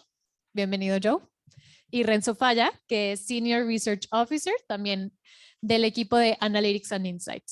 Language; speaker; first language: Spanish; native; Spanish